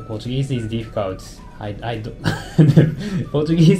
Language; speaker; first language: English; non-native, learner; Japanese